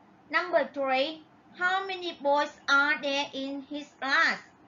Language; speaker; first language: English; non-native, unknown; Vietnamese